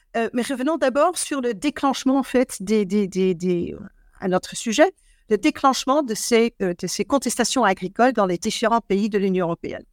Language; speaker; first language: French; non-native, fluent; Dutch